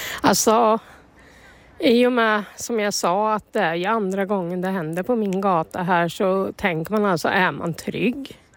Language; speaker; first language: Swedish; native; Swedish